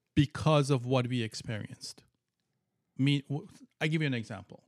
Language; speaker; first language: English; non-native, fluent; Persian